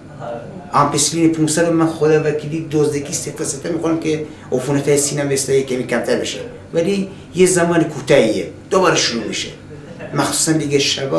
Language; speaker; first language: Persian; native; Persian